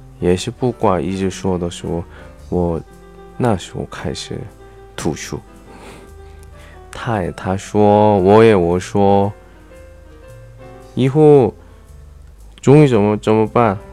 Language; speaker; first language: Chinese; non-native, learner; Korean